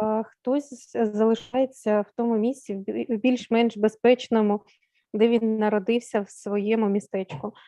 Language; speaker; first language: Ukrainian; native; Ukrainian